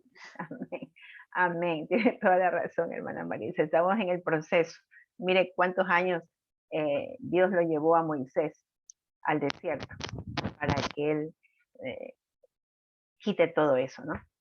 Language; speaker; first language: Spanish; native; Spanish